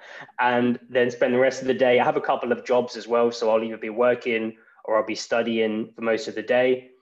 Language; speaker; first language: English; native; English